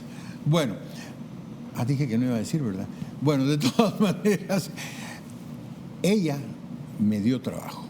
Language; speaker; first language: Spanish; native; Spanish